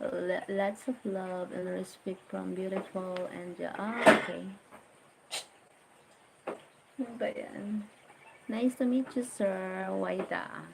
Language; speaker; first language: English; non-native, learner; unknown